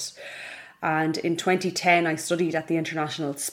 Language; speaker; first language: English; native; English